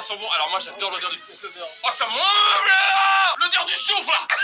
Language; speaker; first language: French; native; French